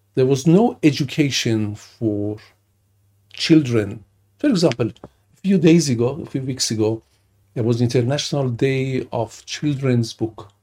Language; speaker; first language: English; non-native, fluent; Persian